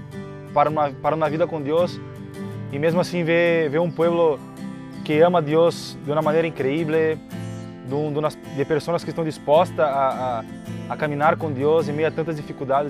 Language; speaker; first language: Spanish; non-native, fluent; Portuguese